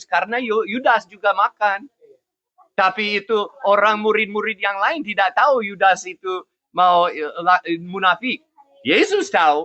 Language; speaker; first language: Indonesian; non-native, fluent; English